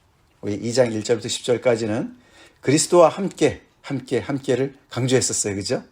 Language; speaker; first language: Korean; native; Korean